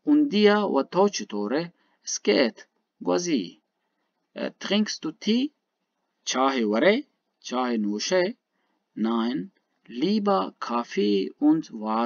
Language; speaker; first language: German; non-native, fluent; Baluchi